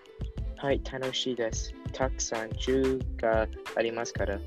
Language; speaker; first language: Japanese; non-native, learner; English